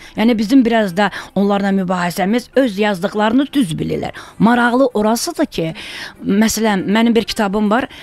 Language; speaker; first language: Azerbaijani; non-native, local second language; Talysh